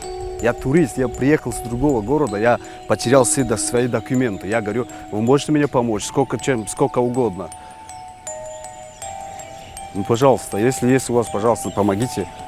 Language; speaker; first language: Russian; non-native, local second language; Tajik